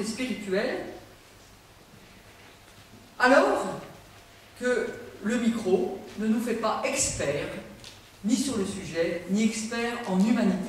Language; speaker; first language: French; native; French